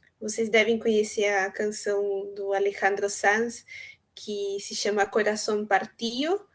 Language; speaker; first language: Portuguese; native; Portuguese